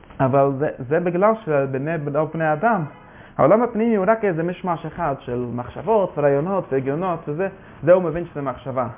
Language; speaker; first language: Hebrew; non-native, fluent; Yiddish